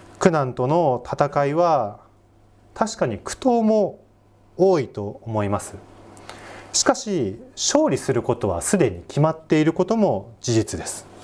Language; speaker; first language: Japanese; native; Japanese